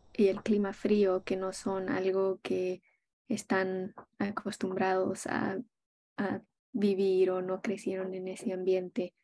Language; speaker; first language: Spanish; early bilingual, heritage; Spanish